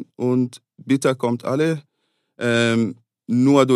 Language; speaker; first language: German; non-native, fluent; Arabic